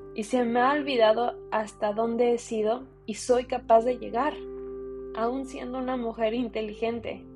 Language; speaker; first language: Spanish; early bilingual, heritage; Spanish